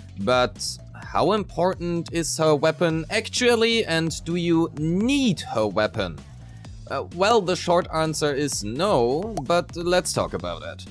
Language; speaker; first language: English; non-native, fluent; German